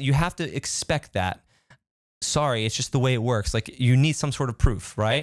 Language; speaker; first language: English; native; English